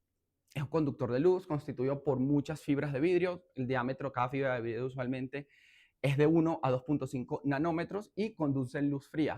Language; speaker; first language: Spanish; native; Spanish